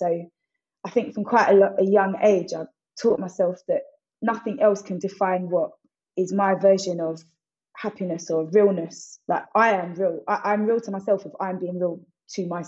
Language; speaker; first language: English; native; English